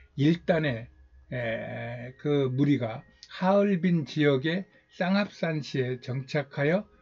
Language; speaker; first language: Korean; native; Korean